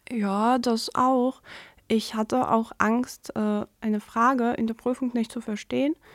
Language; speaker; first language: German; non-native, fluent; Russian